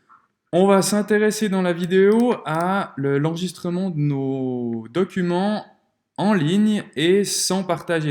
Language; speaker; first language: French; native; French